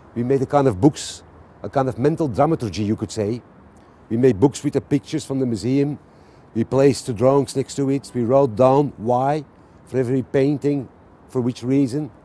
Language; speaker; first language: English; non-native, fluent; Dutch